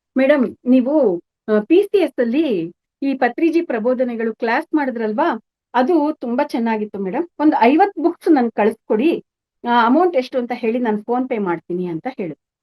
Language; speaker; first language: Kannada; native; Kannada